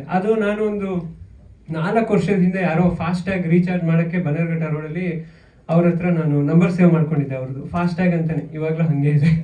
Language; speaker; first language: Kannada; native; Kannada